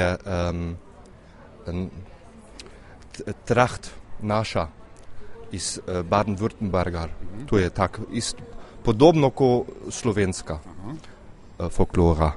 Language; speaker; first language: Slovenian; early bilingual, heritage; German